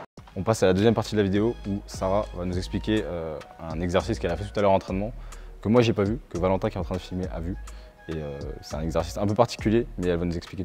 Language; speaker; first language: French; native; French